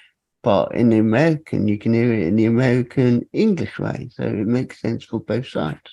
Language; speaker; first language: English; native; English